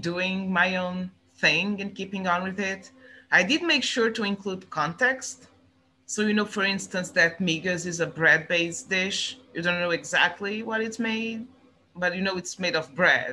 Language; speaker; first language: English; non-native, fluent; Portuguese